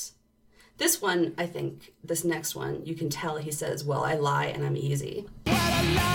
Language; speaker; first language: English; native; English